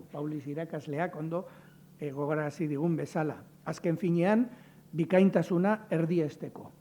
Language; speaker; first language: Basque; native; Basque